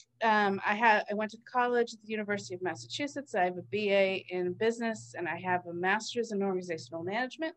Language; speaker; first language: English; native; English